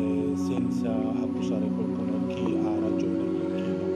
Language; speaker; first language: Italian; non-native, fluent; Indonesian